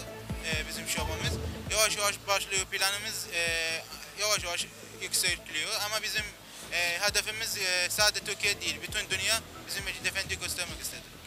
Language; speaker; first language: Turkish; non-native, learner; Arabic